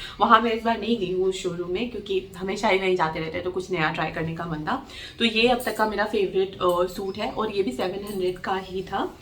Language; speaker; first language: Hindi; native; Hindi